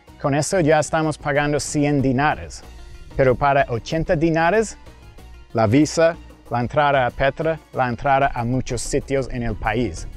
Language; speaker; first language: Spanish; non-native, fluent; English